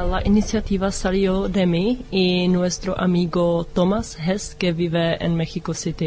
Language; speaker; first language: Spanish; non-native, learner; Czech